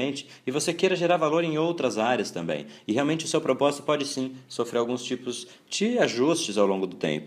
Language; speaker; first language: Portuguese; native; Portuguese